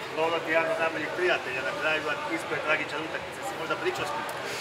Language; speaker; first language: Croatian; native; Croatian